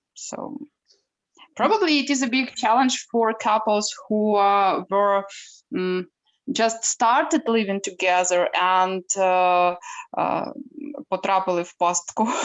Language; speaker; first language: English; non-native, learner; Ukrainian